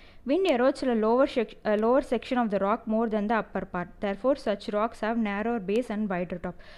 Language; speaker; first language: English; non-native, local second language; Tamil